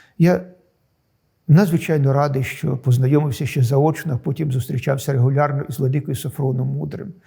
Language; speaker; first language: Ukrainian; native; Ukrainian